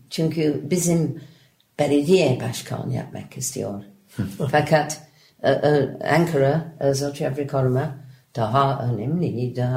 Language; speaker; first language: Turkish; non-native, learner; English